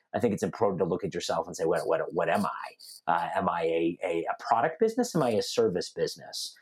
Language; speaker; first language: English; native; English